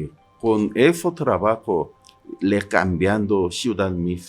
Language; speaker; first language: Spanish; non-native, learner; Korean